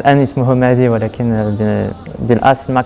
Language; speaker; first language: Arabic; non-native, learner; French